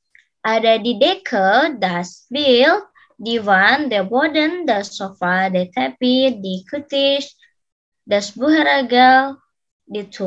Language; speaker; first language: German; non-native, learner; Indonesian